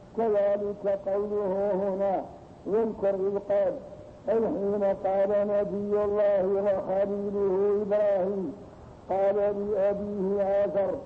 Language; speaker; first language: Arabic; native; Arabic